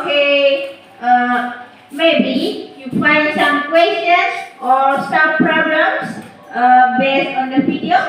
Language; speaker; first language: English; non-native, learner; Indonesian